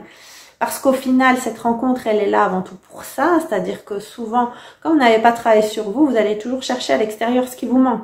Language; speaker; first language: French; native; French